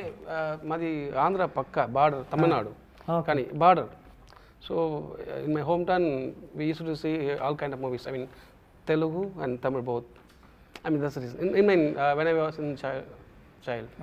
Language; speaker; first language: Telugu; non-native, learner; Tamil